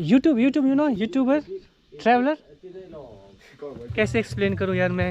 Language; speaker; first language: Hindi; native; Hindi